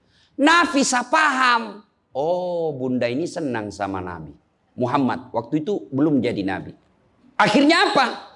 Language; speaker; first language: Indonesian; native; Indonesian